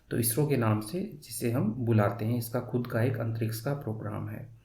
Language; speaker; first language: Hindi; native; Hindi